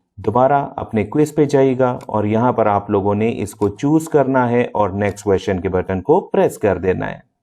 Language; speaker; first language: Urdu; non-native, local second language; Punjabi